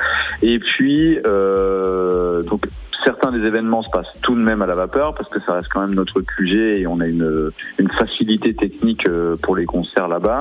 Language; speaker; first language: French; native; French